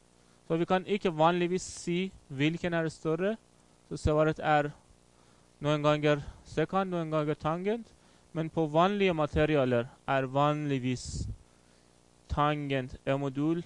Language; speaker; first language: Norwegian; non-native, learner; Persian